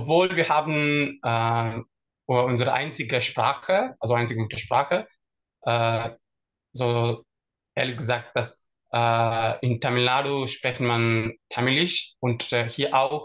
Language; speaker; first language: German; non-native, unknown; Tamil